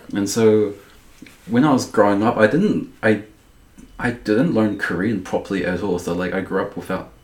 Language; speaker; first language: English; native; English